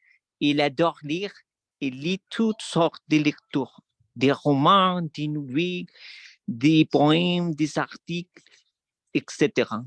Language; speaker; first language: French; non-native, learner; Spanish